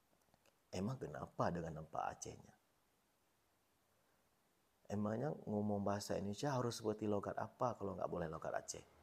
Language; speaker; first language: Indonesian; non-native, local second language; Achinese